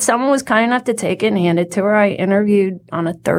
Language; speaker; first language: English; native; English